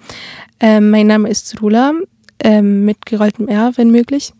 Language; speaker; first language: German; early bilingual, other home language; Arabic